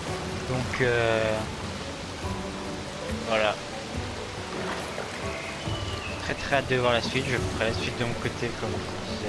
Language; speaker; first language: French; native; French